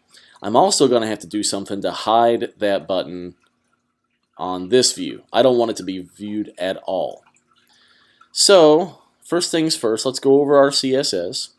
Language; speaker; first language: English; native; English